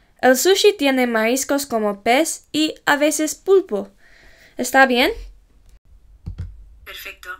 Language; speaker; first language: Spanish; non-native, learner; English